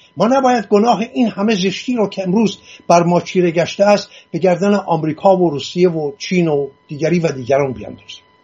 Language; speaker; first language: Persian; non-native, local second language; Assyrian Neo-Aramaic